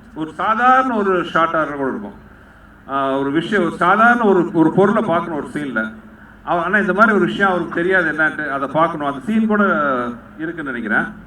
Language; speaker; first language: Tamil; native; Tamil